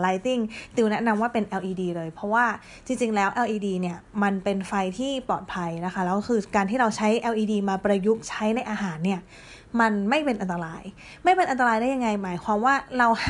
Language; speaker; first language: Thai; native; Thai